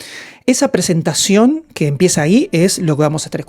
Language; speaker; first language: Spanish; native; Spanish